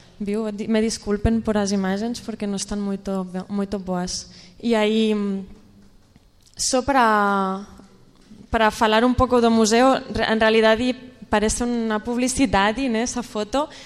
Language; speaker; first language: Portuguese; non-native, fluent; Catalan